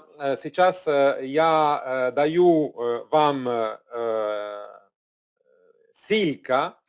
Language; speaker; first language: Russian; non-native, learner; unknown